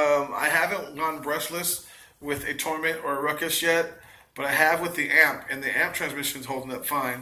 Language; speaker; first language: English; native; English